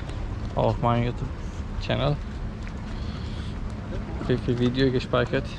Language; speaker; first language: German; non-native, learner; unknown